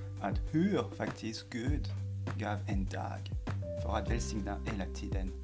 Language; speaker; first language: Swedish; non-native, fluent; French